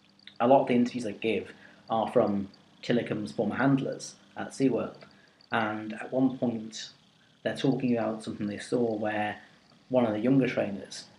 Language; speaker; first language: English; native; English